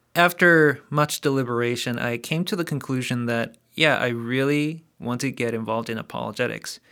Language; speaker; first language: English; early bilingual, other home language; Korean